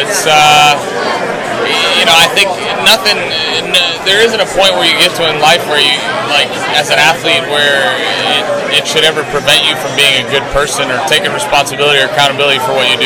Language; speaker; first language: English; early bilingual, other home language; Italian